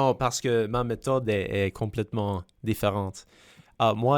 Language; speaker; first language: French; non-native, fluent; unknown